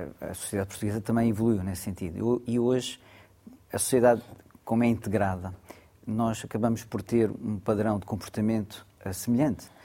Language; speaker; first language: Portuguese; early bilingual, other home language; Gujarati